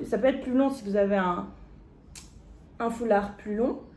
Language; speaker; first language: French; native; French